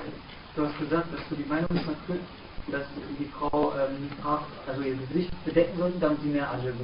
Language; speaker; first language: German; native; German